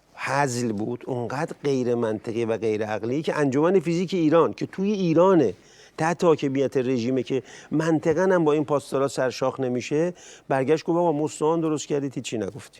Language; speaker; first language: Persian; native; Persian